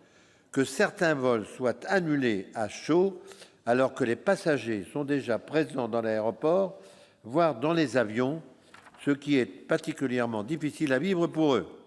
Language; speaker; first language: French; native; French